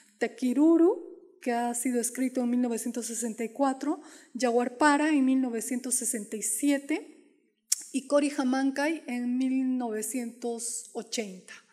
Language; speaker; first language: Spanish; non-native, local second language; Quechua